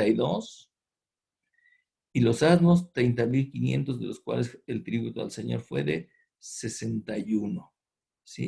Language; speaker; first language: Spanish; native; Spanish